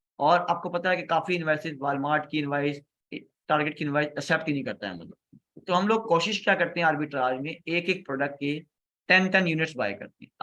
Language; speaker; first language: Urdu; native; Urdu